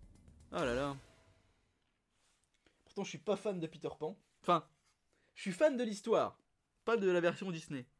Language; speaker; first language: French; native; French